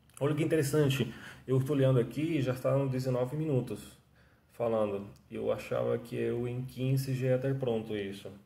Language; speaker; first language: Portuguese; non-native, fluent; Spanish